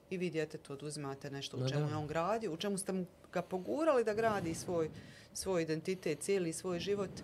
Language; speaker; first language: Bosnian; native; Bosnian